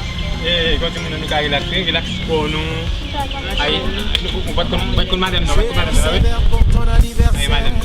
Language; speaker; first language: French; non-native, learner; Haitian Creole